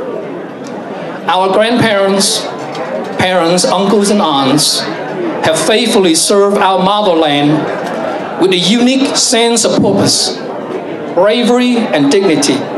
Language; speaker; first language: English; non-native, fluent; Vietnamese